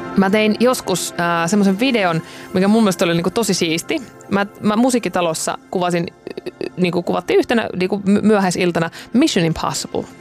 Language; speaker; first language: Finnish; native; Finnish